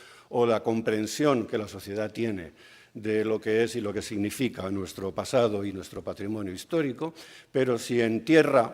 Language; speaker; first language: Spanish; native; Spanish